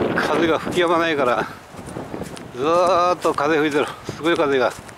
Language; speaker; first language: Japanese; native; Japanese